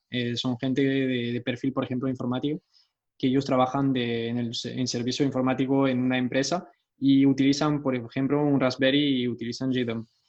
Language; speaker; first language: Spanish; early bilingual, heritage; Spanish